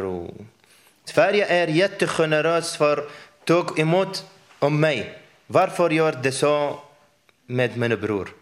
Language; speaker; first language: Swedish; non-native, learner; Arabic